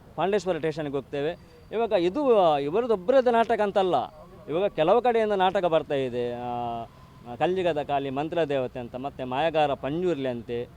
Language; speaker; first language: Kannada; non-native, local second language; Tulu